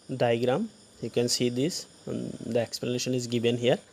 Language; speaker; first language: English; non-native, local second language; Assamese